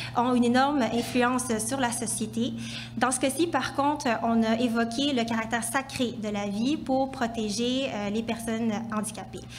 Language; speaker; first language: French; native; French